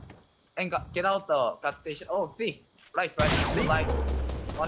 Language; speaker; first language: English; non-native, learner; Korean